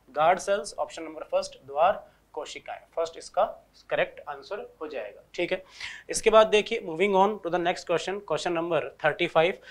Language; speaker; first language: Hindi; native; Hindi